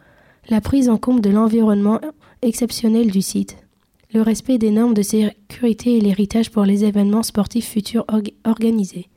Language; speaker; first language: French; native; French